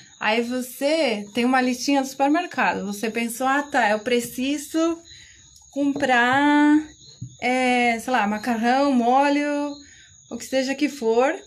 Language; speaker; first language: Portuguese; non-native, fluent; Spanish